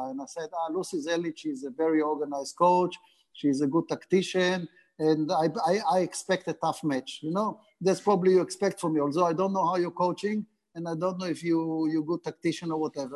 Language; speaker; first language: English; non-native, fluent; Hebrew